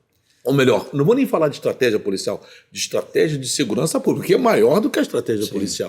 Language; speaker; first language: Portuguese; native; Portuguese